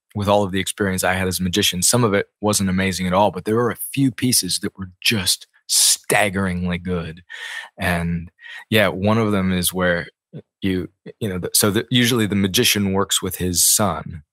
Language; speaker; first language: English; native; English